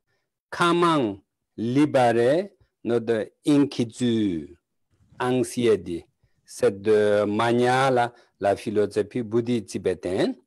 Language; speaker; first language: French; non-native, learner; Tibetan